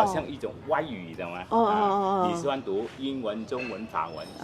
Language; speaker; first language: Chinese; early bilingual, heritage; Chinese